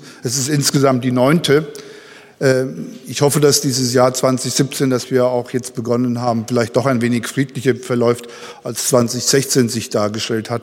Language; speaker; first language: German; native; German